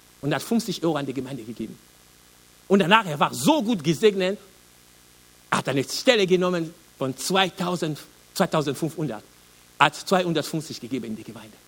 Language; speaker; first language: German; non-native, learner; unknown